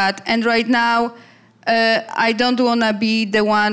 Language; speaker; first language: English; non-native, fluent; Polish